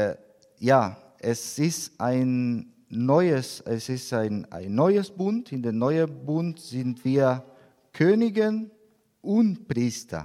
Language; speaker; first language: German; non-native, learner; Spanish